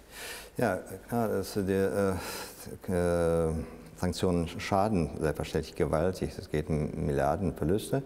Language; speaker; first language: German; non-native, fluent; Russian